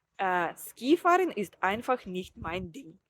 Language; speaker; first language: German; non-native, fluent; Ukrainian